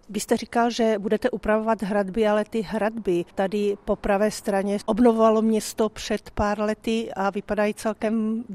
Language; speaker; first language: Czech; native; Czech